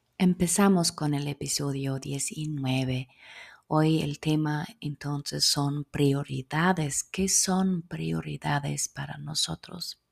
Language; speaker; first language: Spanish; non-native, fluent; German